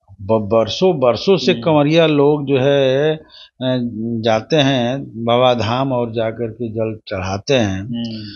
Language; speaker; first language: Hindi; native; Hindi